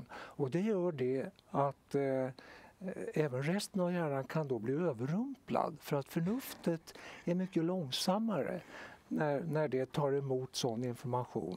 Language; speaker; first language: Swedish; native; Swedish